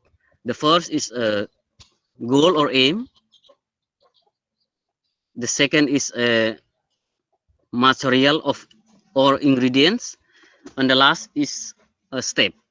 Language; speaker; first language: English; non-native, learner; Indonesian